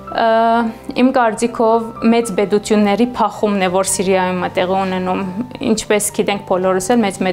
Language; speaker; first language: Armenian; early bilingual, heritage; Armenian